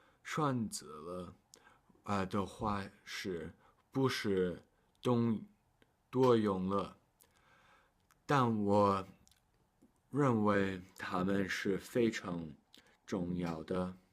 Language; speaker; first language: Chinese; non-native, learner; English